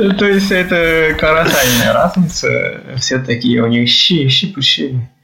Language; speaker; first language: Russian; non-native, fluent; Chinese